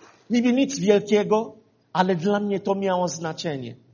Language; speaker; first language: Polish; non-native, fluent; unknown